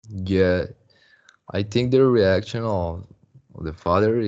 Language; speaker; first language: English; non-native, learner; Spanish